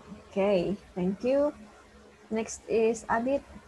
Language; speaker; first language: English; non-native, fluent; Indonesian